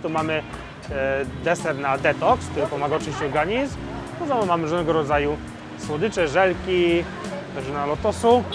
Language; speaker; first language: Polish; native; Polish